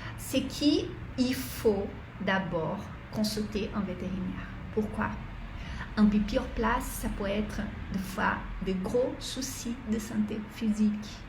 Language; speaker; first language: French; non-native, fluent; Portuguese